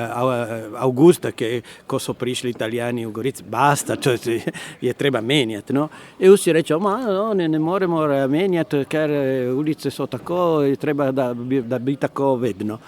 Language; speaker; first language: Slovenian; non-native, learner; Italian